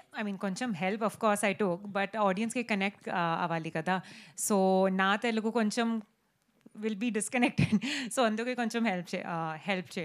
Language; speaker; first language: Telugu; non-native, learner; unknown